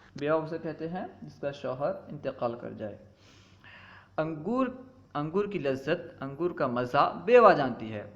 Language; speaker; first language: Urdu; native; Urdu